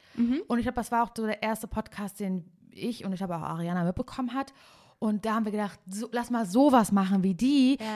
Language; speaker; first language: German; native; German